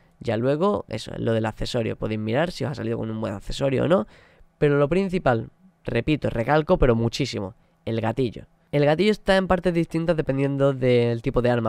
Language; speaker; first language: Spanish; native; Spanish